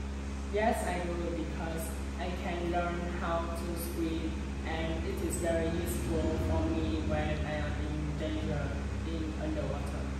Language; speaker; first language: English; non-native, learner; Vietnamese